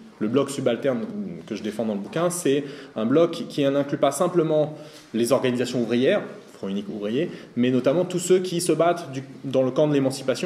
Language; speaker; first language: French; native; French